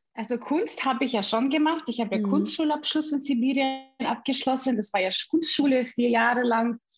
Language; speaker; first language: German; non-native, fluent; Russian